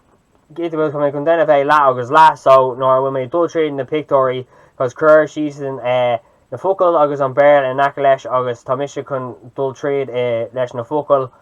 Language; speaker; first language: Irish; non-native, local second language; English